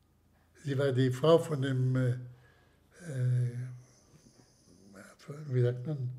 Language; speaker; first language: German; non-native, fluent; Slovak